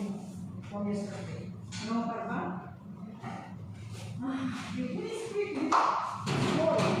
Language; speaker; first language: English; non-native, learner; Filipino